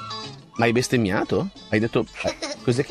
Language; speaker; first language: Italian; native; Italian